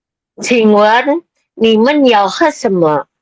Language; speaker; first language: Chinese; non-native, learner; Indonesian